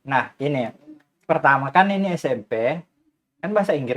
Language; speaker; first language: Indonesian; native; Indonesian